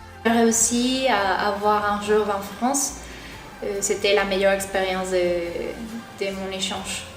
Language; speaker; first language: French; non-native, learner; Spanish